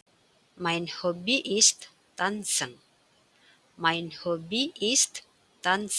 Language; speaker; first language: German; non-native, fluent; Indonesian